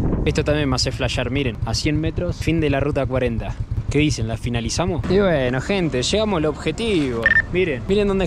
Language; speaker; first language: Spanish; native; Spanish